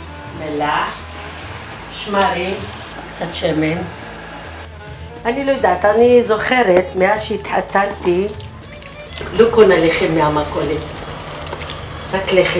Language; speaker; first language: Hebrew; early bilingual, other home language; Arabic